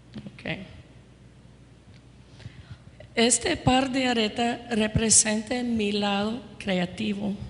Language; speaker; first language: Spanish; non-native, fluent; English